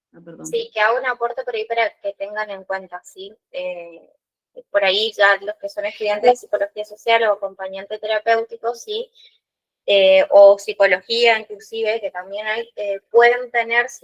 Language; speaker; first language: Spanish; native; Spanish